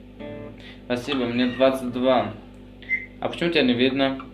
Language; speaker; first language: Russian; non-native, local second language; Tajik